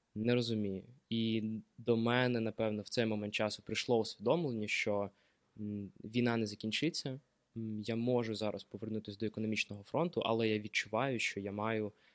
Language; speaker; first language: Ukrainian; non-native, local second language; Russian